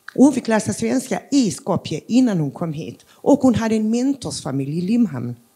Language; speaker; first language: Swedish; early bilingual, other home language; Macedonian